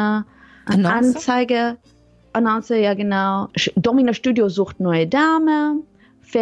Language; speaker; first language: German; non-native, fluent; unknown